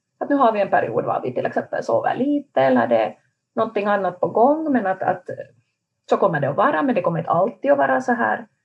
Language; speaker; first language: Swedish; native; Swedish